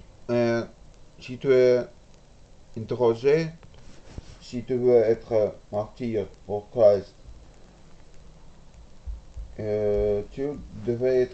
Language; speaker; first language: French; non-native, learner; Russian